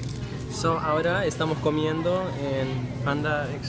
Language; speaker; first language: Spanish; early bilingual, heritage; Spanish